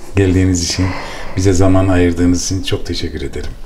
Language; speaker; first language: Turkish; native; Turkish